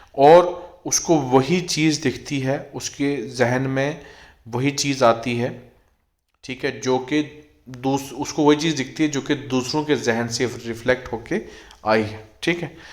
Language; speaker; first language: Urdu; native; Urdu